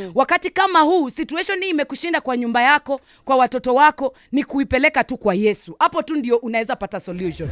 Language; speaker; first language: Swahili; non-native, local second language; Kamba